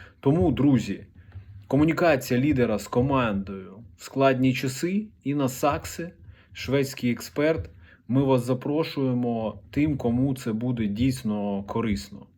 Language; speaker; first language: Ukrainian; non-native, local second language; Russian